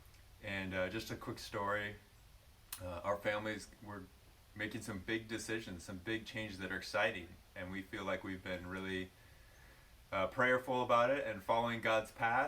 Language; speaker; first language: English; native; English